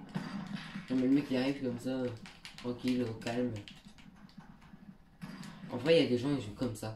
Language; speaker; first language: French; native; French